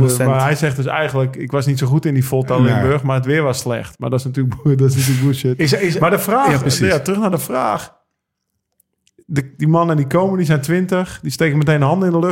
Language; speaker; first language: Dutch; native; Dutch